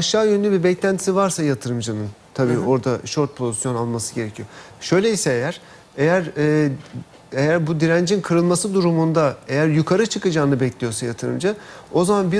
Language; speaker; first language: Turkish; native; Turkish